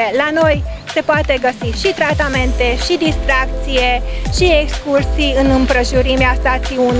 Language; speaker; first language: Romanian; non-native, fluent; Hungarian